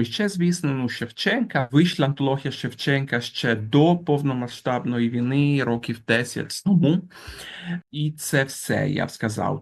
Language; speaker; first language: Ukrainian; non-native, fluent; Italian